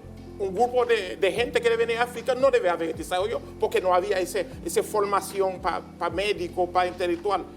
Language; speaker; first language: Spanish; non-native, learner; Haitian Creole